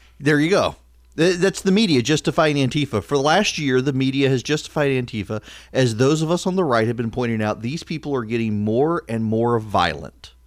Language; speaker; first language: English; native; English